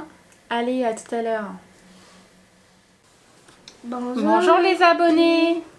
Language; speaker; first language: French; native; French